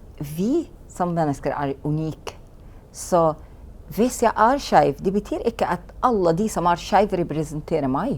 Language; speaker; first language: Norwegian; non-native, learner; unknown